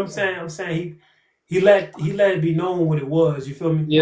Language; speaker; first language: English; native; English